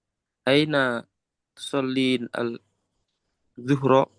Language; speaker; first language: Arabic; non-native, learner; Indonesian